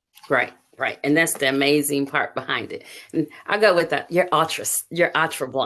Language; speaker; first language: English; native; English